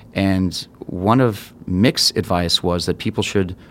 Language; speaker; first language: English; native; English